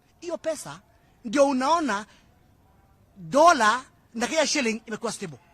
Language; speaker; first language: Swahili; non-native, local second language; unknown